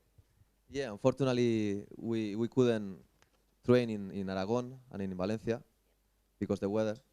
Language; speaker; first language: English; non-native, fluent; Spanish